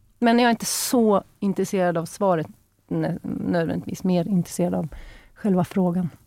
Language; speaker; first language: Swedish; native; Swedish